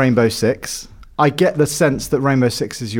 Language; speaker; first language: English; native; English